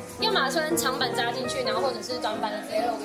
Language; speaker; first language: Chinese; native; Chinese